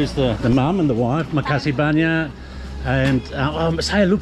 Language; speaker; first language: Indonesian; non-native, learner; English